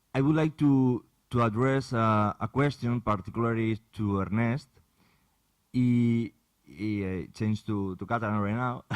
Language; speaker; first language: English; non-native, fluent; Catalan